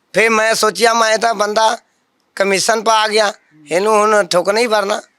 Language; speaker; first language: Hindi; non-native, local second language; Punjabi